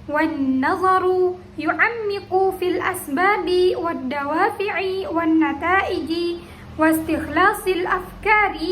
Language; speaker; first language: Arabic; non-native, learner; Indonesian